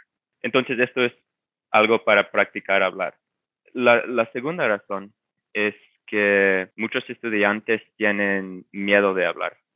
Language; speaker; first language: Spanish; non-native, fluent; English